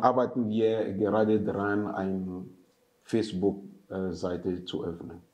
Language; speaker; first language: German; non-native, fluent; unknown